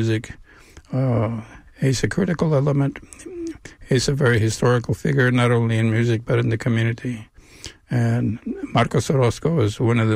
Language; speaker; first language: English; non-native, local second language; Spanish